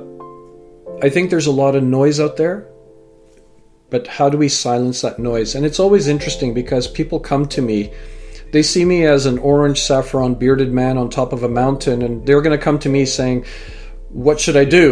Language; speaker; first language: English; native; English